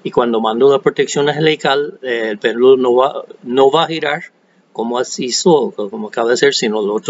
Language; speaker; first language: Spanish; non-native, fluent; English